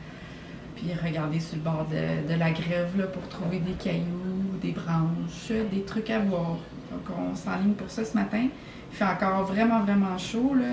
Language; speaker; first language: French; native; French